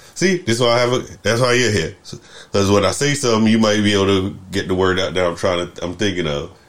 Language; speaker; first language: English; native; English